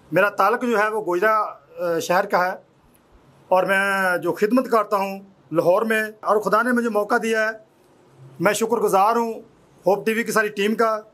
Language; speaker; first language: Urdu; non-native, local second language; Punjabi